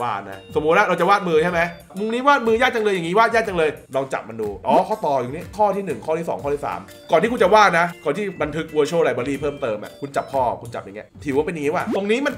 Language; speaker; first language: Thai; native; Thai